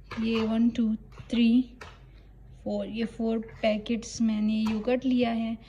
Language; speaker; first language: Urdu; native; Urdu